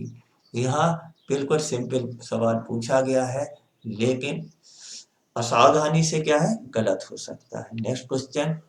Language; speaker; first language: Hindi; native; Hindi